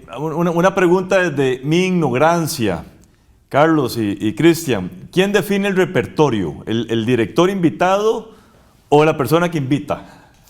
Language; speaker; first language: Spanish; native; Spanish